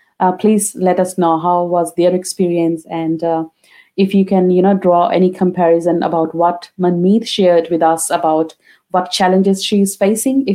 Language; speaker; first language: English; non-native, local second language; Punjabi